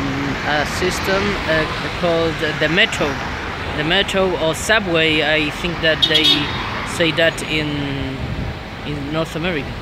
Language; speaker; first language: English; non-native, learner; Spanish